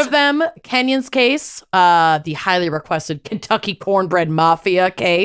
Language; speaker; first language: English; native; English